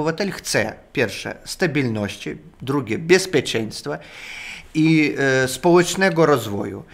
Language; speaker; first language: Polish; non-native, fluent; Russian